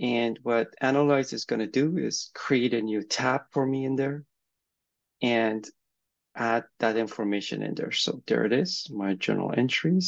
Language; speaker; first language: English; native; English